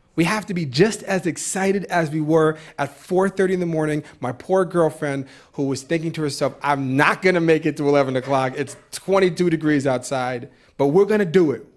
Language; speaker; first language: English; native; English